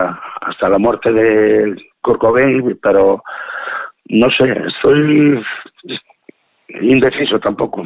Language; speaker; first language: Spanish; native; Spanish